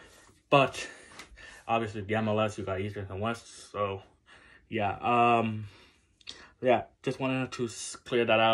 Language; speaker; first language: English; native; English